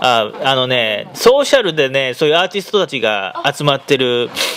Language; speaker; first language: Japanese; native; Japanese